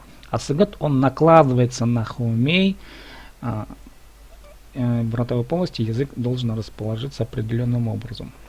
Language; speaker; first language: Russian; native; Russian